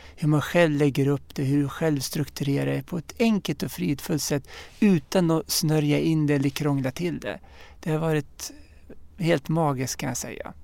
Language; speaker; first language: Swedish; early bilingual, other home language; Arabic